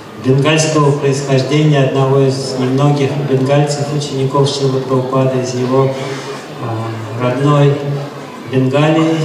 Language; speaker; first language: Russian; native; Russian